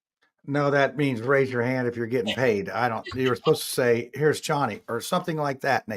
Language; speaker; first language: English; native; English